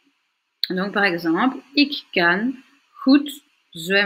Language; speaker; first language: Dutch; non-native, fluent; French